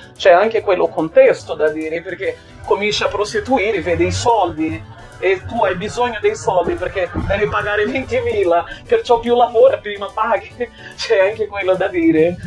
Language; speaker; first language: Italian; non-native, fluent; Portuguese